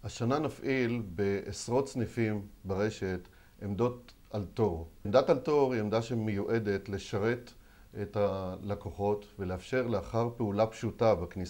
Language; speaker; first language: Hebrew; native; Hebrew